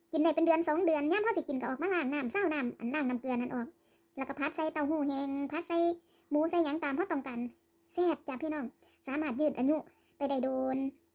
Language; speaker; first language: Thai; native; Thai